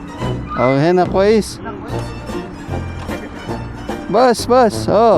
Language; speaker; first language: Arabic; non-native, learner; Filipino